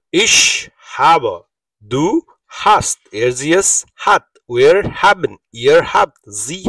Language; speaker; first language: German; non-native, learner; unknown